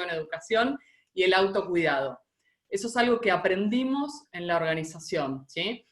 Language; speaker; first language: Spanish; native; Spanish